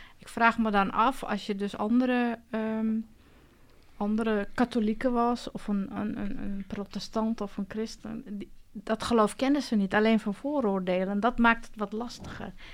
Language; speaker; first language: Dutch; early bilingual, other home language; Turkish